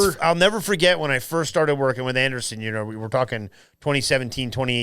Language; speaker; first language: English; native; English